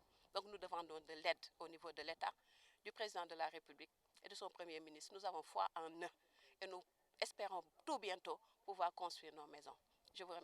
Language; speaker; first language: French; non-native, local second language; Wolof